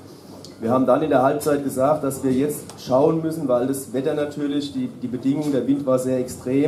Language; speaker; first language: German; native; German